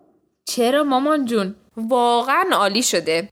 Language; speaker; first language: Persian; early bilingual, heritage; Persian